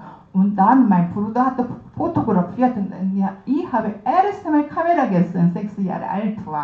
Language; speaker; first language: German; non-native, learner; Korean